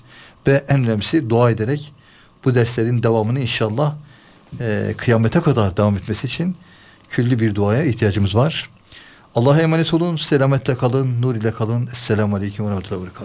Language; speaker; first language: Turkish; native; Turkish